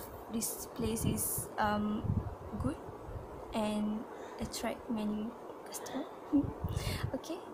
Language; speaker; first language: English; non-native, learner; Malay